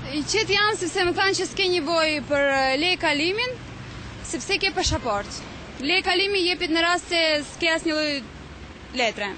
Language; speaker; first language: Albanian; non-native, fluent; Romanian